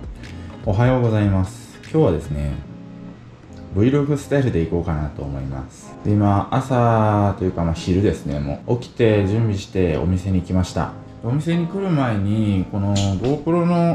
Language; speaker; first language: Japanese; native; Japanese